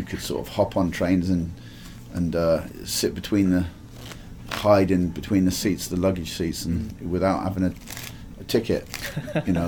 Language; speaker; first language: English; native; English